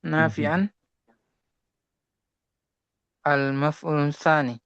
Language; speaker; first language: Arabic; non-native, learner; Indonesian